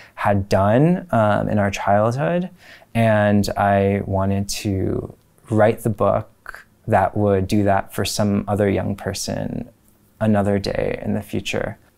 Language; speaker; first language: English; native; English